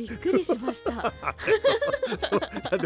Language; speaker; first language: Japanese; native; Japanese